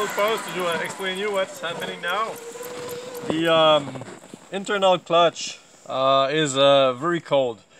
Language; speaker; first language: English; non-native, fluent; French